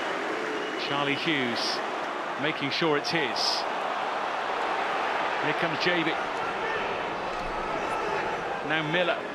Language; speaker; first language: English; native; English